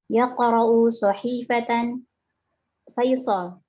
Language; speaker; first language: Arabic; non-native, learner; Indonesian